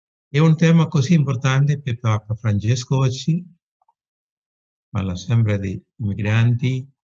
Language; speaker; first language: Italian; non-native, fluent; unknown